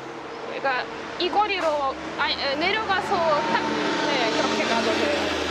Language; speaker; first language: Korean; non-native, fluent; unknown